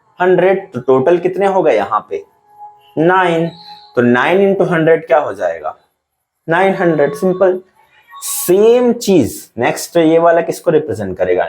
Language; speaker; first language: Hindi; native; Hindi